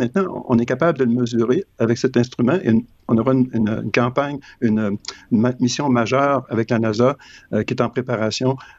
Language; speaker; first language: French; native; French